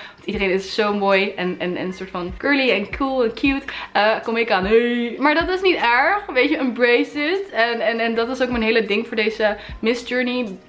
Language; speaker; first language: Dutch; native; Dutch